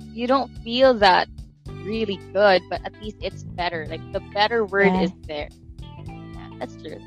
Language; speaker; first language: English; non-native, local second language; Filipino